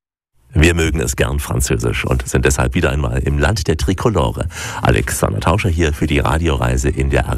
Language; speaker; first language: German; native; German